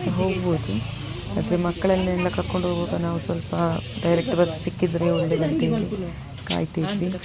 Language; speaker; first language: Kannada; non-native, local second language; Tulu